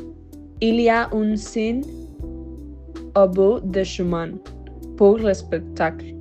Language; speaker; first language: French; non-native, learner; Spanish